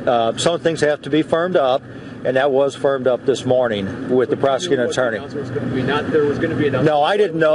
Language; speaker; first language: English; native; English